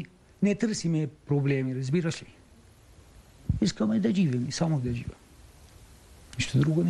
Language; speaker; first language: Bulgarian; non-native, learner; Arabic